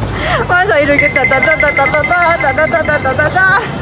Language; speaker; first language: Korean; non-native, learner; Persian